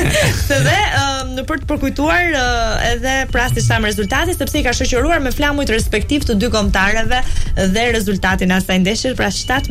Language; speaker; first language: Albanian; native; Albanian